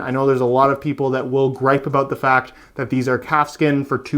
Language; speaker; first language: English; native; English